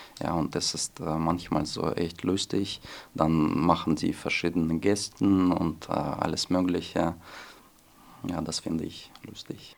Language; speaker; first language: German; non-native, fluent; Russian